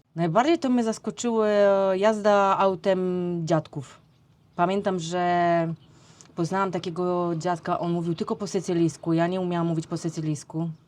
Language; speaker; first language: Polish; native; Polish